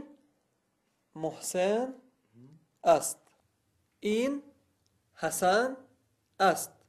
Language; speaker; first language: Persian; non-native, learner; Arabic